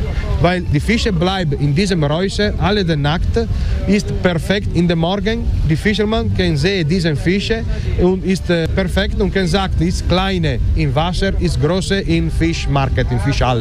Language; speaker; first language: German; non-native, learner; Italian